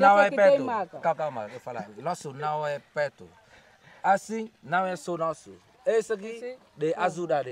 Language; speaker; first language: Portuguese; non-native, learner; Vietnamese